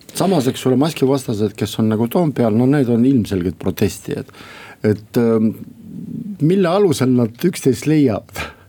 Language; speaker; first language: Estonian; non-native, local second language; Russian